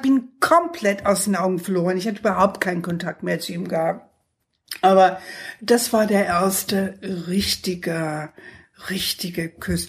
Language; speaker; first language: German; non-native, fluent; English